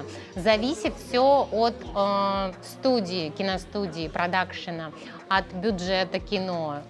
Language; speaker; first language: Russian; native; Russian